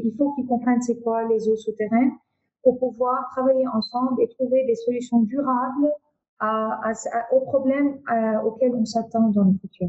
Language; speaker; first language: French; non-native, local second language; Arabic